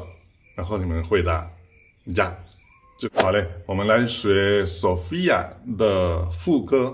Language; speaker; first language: Chinese; non-native, fluent; Spanish